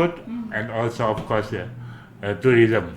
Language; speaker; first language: English; non-native, learner; Indonesian